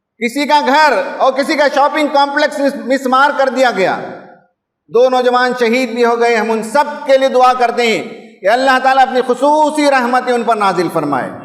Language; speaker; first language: Urdu; native; Urdu